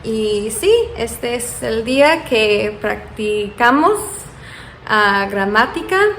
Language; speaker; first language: Spanish; non-native, learner; English